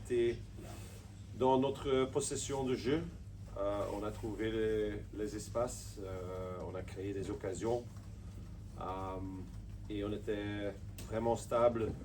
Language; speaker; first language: French; non-native, local second language; Dutch